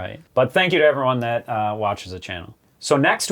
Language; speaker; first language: English; native; English